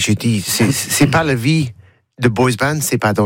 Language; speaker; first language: French; non-native, learner; English